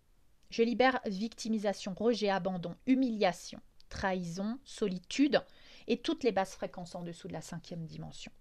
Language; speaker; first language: French; native; French